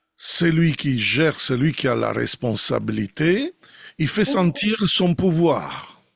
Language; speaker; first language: French; non-native, fluent; Italian